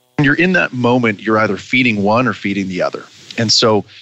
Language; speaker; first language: English; native; English